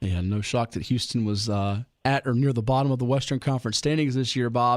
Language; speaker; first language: English; native; English